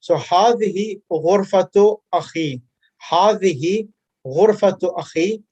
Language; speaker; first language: Arabic; non-native, fluent; English